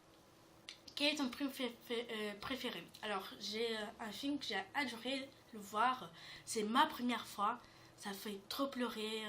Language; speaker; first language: French; native; French